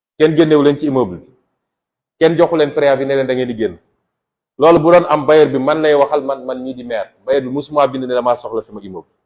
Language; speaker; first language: Wolof; non-native, local second language; Jola-Fonyi